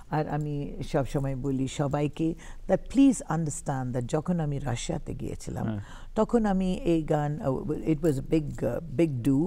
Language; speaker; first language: Bangla; non-native, learner; Tamil